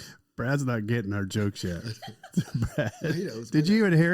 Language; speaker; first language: English; native; English